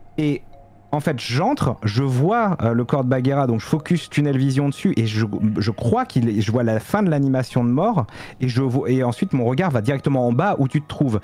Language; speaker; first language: French; native; French